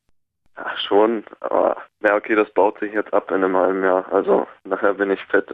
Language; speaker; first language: German; native; German